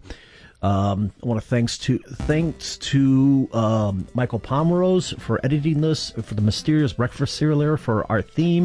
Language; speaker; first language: English; native; English